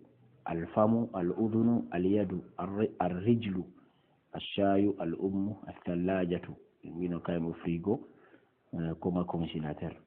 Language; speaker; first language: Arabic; non-native, fluent; Fula